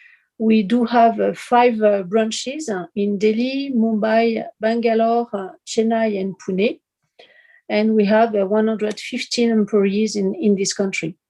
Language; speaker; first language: English; non-native, fluent; French